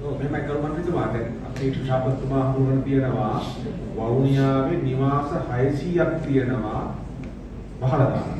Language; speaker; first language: Sinhala; native; Sinhala